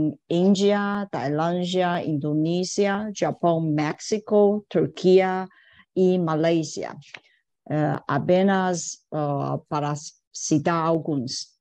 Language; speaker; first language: Portuguese; non-native, fluent; Chinese